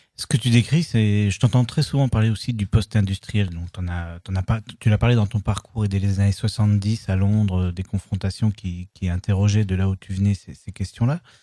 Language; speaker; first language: French; native; French